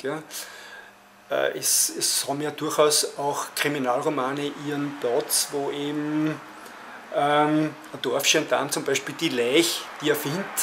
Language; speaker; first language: German; native; German